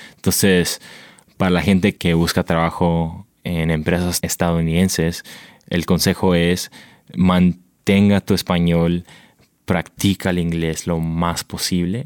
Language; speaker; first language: Spanish; early bilingual, heritage; Spanish